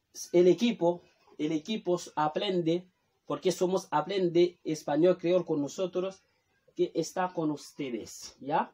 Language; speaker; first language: Spanish; non-native, fluent; Haitian Creole